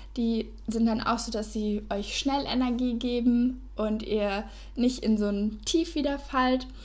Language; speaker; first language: German; native; German